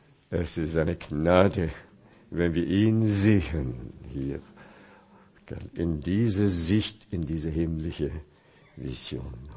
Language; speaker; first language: German; non-native, fluent; Chinese